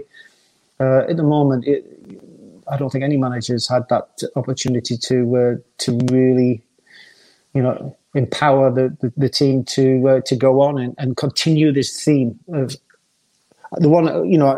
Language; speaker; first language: English; native; English